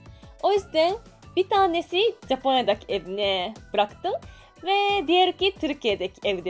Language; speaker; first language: Turkish; non-native, learner; Japanese